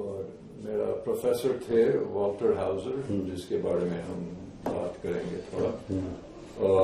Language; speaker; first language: Hindi; non-native, fluent; English